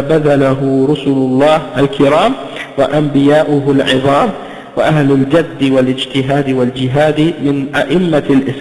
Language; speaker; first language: Arabic; non-native, fluent; French